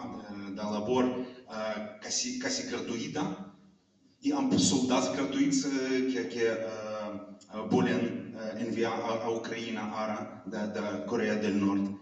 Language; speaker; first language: Catalan; non-native, fluent; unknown